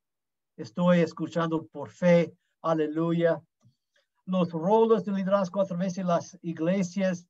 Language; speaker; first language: Spanish; non-native, fluent; English